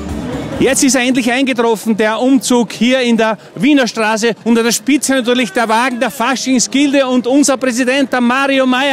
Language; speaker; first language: German; native; German